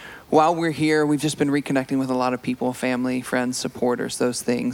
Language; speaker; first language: English; native; English